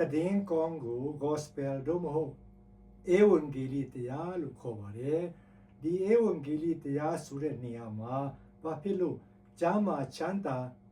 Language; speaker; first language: Burmese; non-native, local second language; Tedim Chin